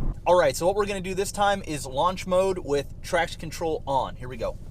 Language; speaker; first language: English; native; English